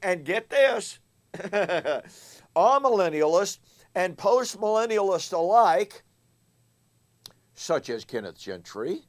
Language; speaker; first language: English; native; English